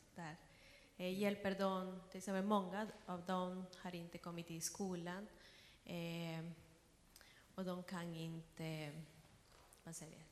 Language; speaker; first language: Swedish; non-native, learner; Spanish